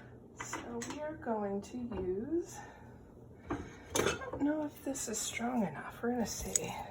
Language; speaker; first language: English; native; English